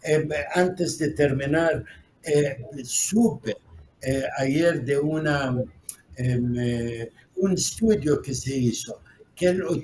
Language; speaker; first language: Spanish; non-native, fluent; Arabic